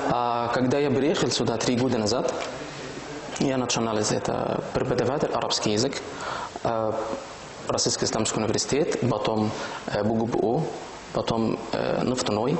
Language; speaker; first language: Russian; non-native, learner; Arabic